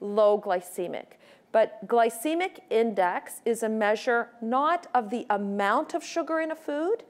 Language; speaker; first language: English; native; English